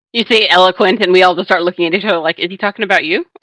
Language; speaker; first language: English; native; English